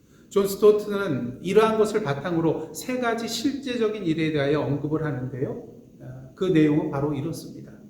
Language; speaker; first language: Korean; native; Korean